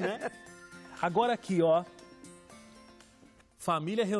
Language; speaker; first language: Portuguese; native; Portuguese